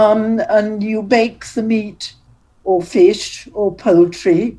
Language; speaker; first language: English; native; English